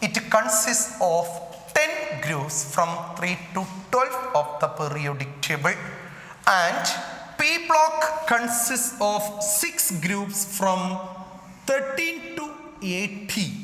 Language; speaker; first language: English; non-native, local second language; Malayalam